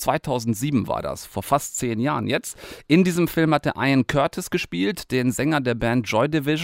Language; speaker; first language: German; native; German